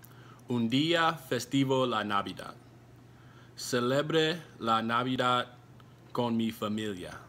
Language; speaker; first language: Spanish; non-native, learner; English